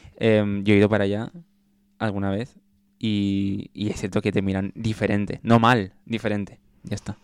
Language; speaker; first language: Spanish; early bilingual, other home language; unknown